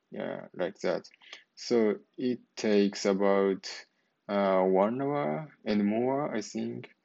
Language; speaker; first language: English; non-native, learner; Japanese